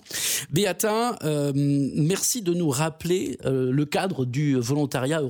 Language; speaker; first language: French; native; French